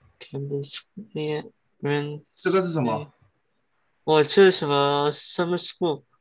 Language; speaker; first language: Chinese; early bilingual, heritage; English